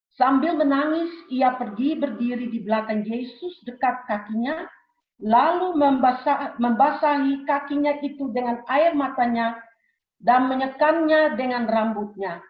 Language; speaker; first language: Indonesian; early bilingual, heritage; Indonesian